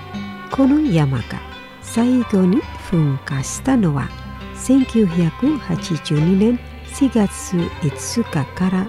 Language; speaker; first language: Japanese; non-native, fluent; Indonesian